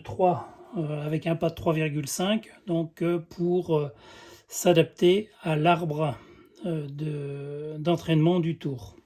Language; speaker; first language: French; native; French